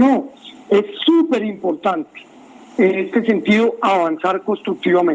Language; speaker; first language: Spanish; native; Spanish